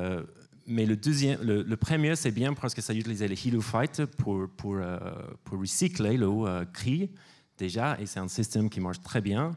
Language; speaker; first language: French; non-native, fluent; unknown